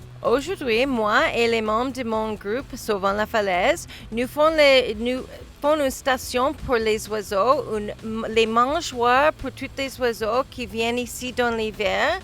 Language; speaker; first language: French; non-native, learner; English